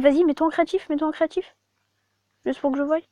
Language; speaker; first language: French; native; French